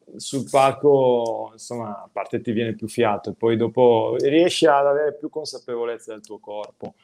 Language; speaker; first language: Italian; native; Italian